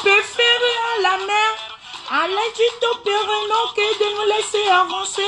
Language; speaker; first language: French; non-native, local second language; Ewe